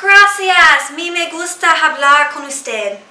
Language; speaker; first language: Spanish; non-native, learner; English